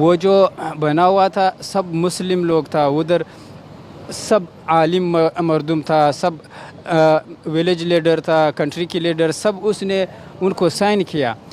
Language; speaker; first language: Hindi; non-native, learner; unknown